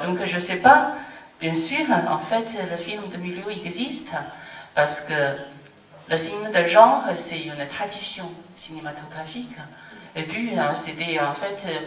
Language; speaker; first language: French; non-native, fluent; Chinese